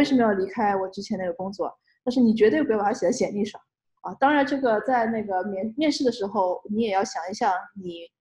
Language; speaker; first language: Chinese; native; Chinese